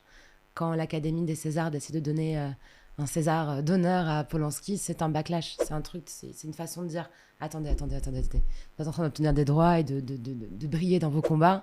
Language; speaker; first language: French; native; French